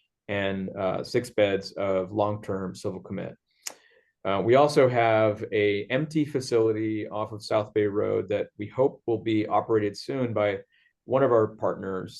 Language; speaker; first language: English; native; English